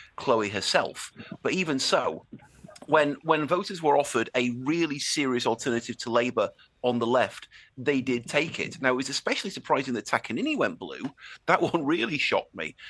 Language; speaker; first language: English; native; English